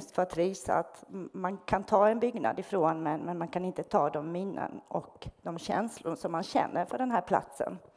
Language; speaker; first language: Swedish; non-native, fluent; Bosnian